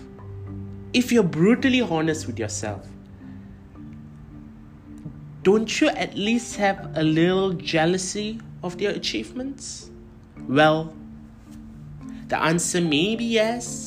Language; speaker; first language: English; non-native, local second language; Tamil